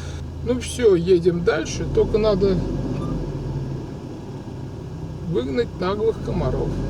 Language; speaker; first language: Russian; native; Russian